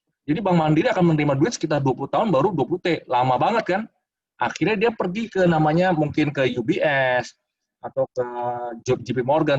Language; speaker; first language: Indonesian; native; Indonesian